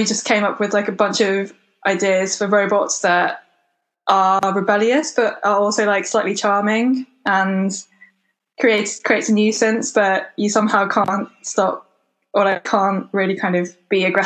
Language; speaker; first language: English; native; English